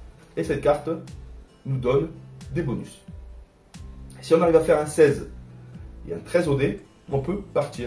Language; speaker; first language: French; native; French